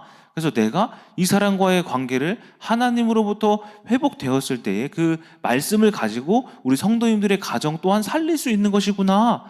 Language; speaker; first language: Korean; native; Korean